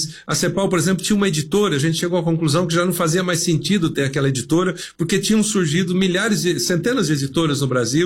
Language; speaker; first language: Portuguese; native; Portuguese